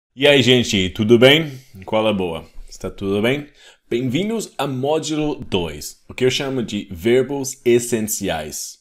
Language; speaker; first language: Portuguese; non-native, fluent; English